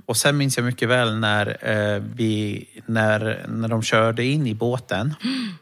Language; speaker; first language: Swedish; early bilingual, other home language; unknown